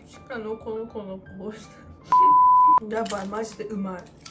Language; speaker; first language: Japanese; native; Japanese